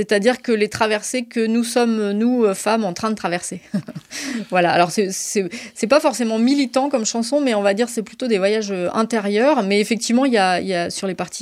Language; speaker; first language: French; native; French